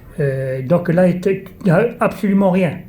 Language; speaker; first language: French; native; French